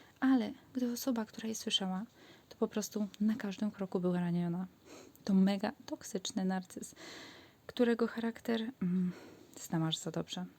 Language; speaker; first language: Polish; native; Polish